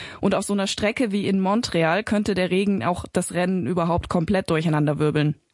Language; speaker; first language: German; native; German